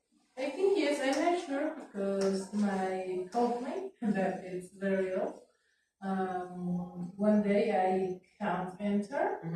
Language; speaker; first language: English; non-native, learner; Spanish